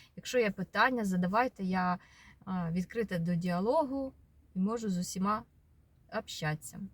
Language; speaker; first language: Ukrainian; non-native, local second language; Russian